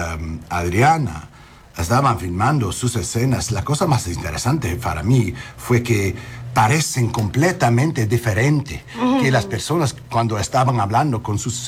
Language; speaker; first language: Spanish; early bilingual, heritage; English